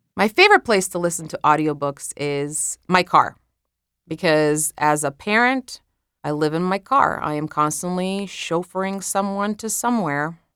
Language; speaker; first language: English; non-native, fluent; Croatian